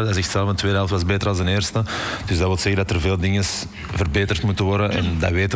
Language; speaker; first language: Dutch; native; Dutch